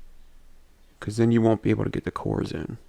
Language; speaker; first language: English; native; English